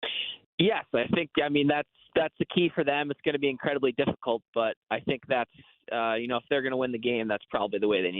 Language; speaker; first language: English; native; English